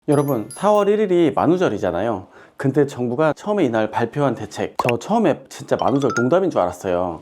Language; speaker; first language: Korean; native; Korean